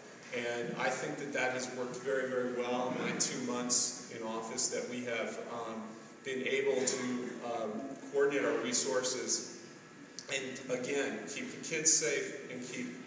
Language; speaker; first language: English; native; English